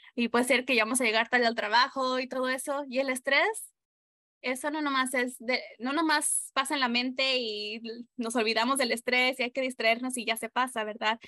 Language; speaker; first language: Spanish; early bilingual, heritage; Spanish